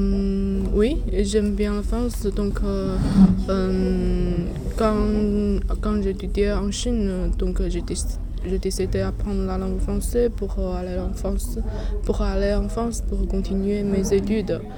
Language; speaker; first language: French; non-native, learner; Chinese